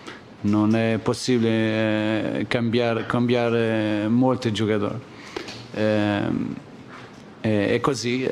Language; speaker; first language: Italian; non-native, learner; Portuguese